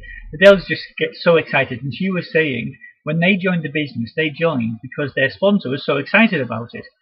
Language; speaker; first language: English; native; English